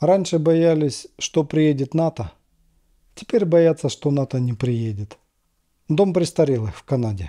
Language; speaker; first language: Russian; native; Russian